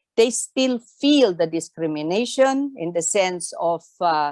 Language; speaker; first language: English; non-native, local second language; Tausug